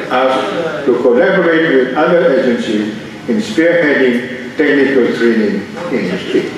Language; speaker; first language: English; non-native, local second language; Malay